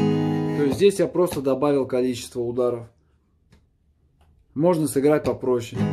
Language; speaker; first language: Russian; native; Russian